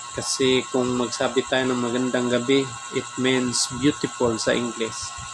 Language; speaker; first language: Filipino; non-native, local second language; Cebuano